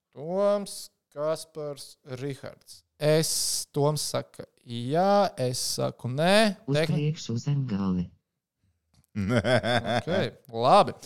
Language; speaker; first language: Latvian; native; Latvian